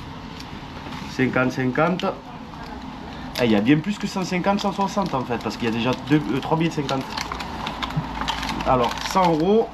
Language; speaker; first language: French; native; French